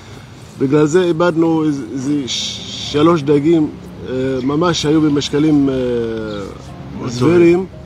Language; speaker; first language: Hebrew; non-native, local second language; Arabic